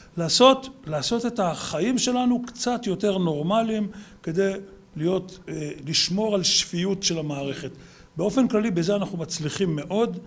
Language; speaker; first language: Hebrew; native; Hebrew